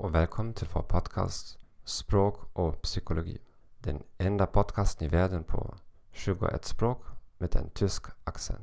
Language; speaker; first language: Swedish; non-native, learner; German